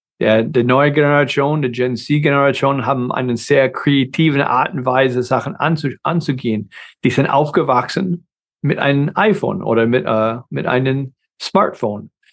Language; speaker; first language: German; non-native, fluent; English